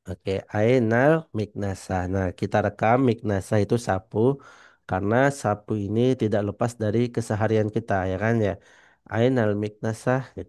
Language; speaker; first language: Indonesian; non-native, fluent; Banjar